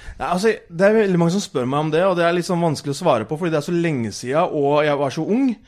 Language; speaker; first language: Norwegian; early bilingual, other home language; Urdu